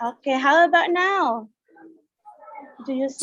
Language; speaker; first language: English; non-native, learner; Indonesian